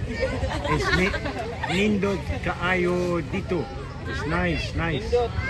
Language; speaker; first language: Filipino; non-native, learner; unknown